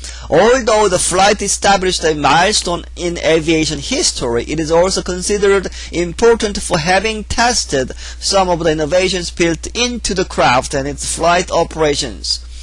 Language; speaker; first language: English; non-native, fluent; Korean